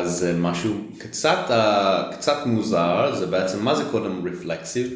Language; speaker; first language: Hebrew; non-native, fluent; English